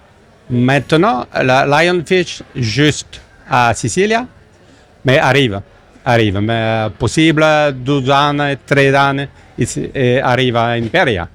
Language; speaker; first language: Italian; non-native, learner; French